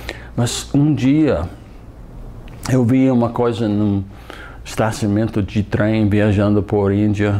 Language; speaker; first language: Portuguese; non-native, fluent; English